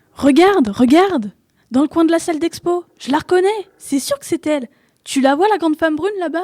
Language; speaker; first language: French; native; French